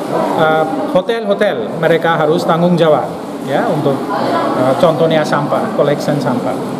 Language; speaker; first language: Indonesian; non-native, fluent; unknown